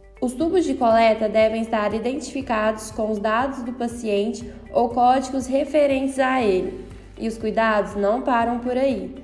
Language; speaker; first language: Portuguese; native; Portuguese